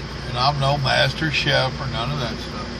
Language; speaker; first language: English; native; English